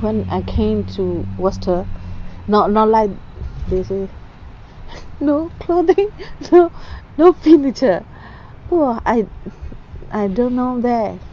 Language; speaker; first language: English; non-native, learner; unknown